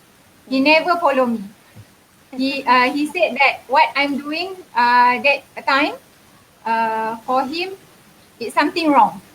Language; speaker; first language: English; non-native, local second language; Malay